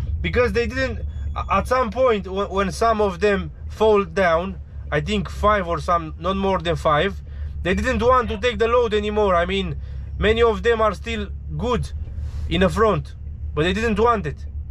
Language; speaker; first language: English; non-native, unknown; Romanian